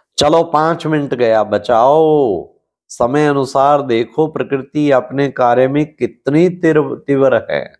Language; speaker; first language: Hindi; native; Hindi